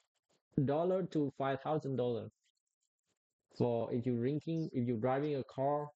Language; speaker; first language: English; non-native, learner; Vietnamese